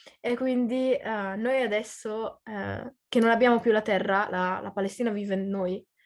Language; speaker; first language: Italian; early bilingual, other home language; Arabic